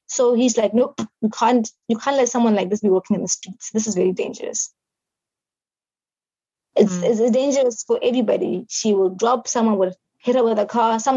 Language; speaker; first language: English; non-native, local second language; Southern Sotho